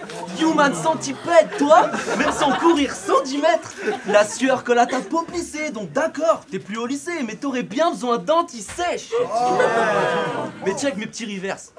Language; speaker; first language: French; native; French